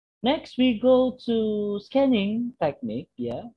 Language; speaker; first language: English; non-native, fluent; Indonesian